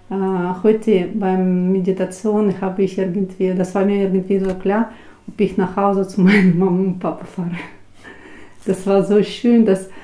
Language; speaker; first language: German; non-native, fluent; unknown